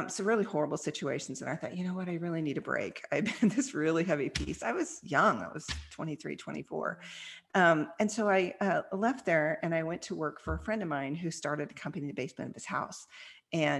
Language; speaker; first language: English; native; English